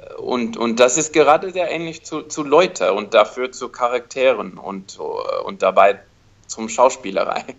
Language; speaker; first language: German; non-native, learner; English